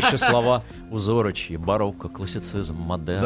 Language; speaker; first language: Russian; native; Russian